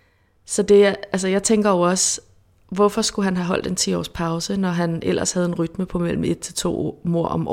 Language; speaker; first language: Danish; native; Danish